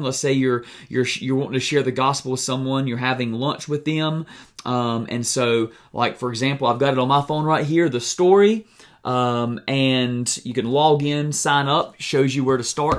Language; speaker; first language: English; native; English